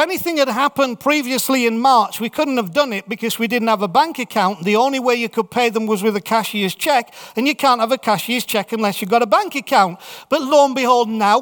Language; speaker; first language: English; native; English